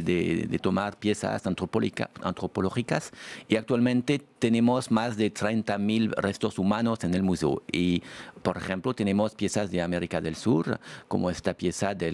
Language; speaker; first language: Spanish; non-native, fluent; French